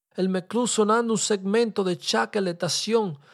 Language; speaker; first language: Spanish; early bilingual, heritage; Spanish